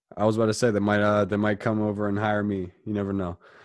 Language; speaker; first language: English; non-native, fluent; German